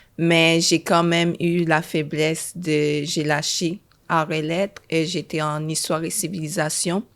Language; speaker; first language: French; early bilingual, other home language; Haitian Creole